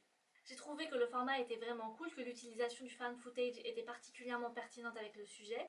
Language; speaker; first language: French; native; French